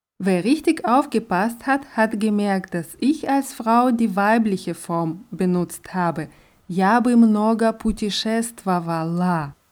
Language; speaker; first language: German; non-native, fluent; Russian